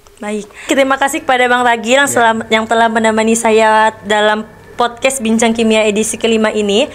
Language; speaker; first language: Indonesian; native; Indonesian